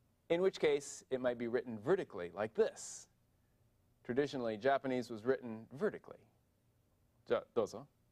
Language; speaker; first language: English; native; English